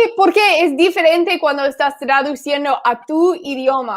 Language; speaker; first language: Spanish; non-native, fluent; English